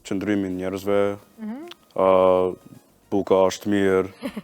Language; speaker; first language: Albanian; non-native, learner; English